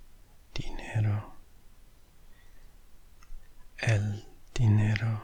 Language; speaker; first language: Spanish; non-native, learner; English